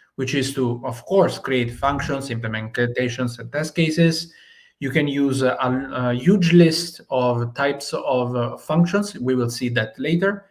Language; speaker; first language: English; non-native, fluent; Italian